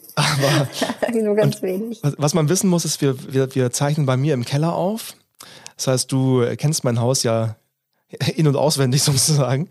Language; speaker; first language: German; native; German